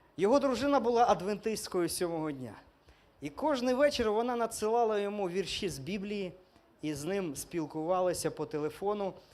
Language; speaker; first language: Ukrainian; non-native, local second language; Russian